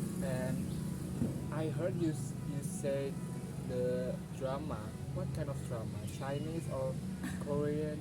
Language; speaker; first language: English; non-native, learner; Indonesian